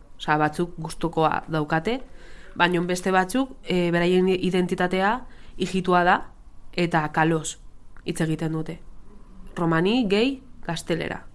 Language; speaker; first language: Basque; non-native, local second language; Spanish